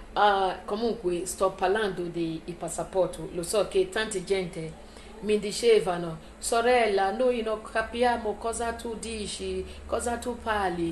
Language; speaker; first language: Italian; non-native, learner; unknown